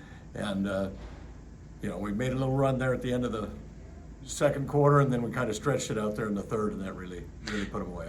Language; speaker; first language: English; native; English